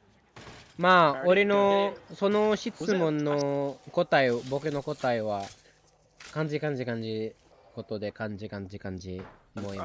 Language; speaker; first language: Japanese; non-native, learner; Filipino